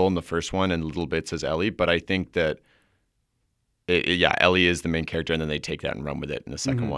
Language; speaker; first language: English; native; English